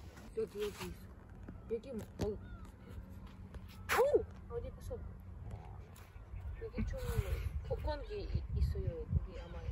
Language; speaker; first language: Korean; non-native, learner; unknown